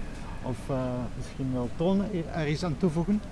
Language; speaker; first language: Dutch; native; Dutch